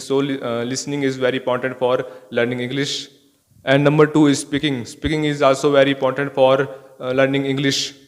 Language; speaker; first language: English; non-native, learner; Hindi